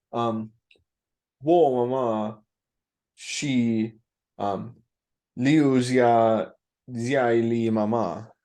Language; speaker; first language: Chinese; non-native, learner; English